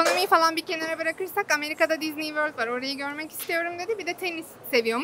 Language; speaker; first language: Turkish; native; Turkish